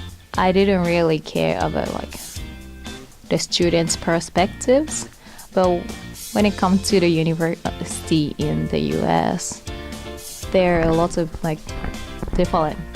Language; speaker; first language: English; non-native, fluent; Japanese